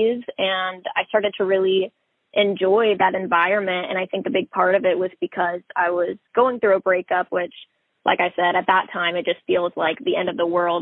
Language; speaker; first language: English; native; English